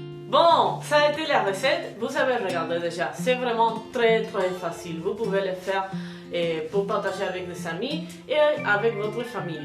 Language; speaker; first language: French; non-native, learner; Spanish